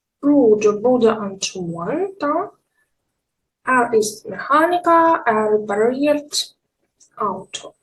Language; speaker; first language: German; non-native, fluent; Ukrainian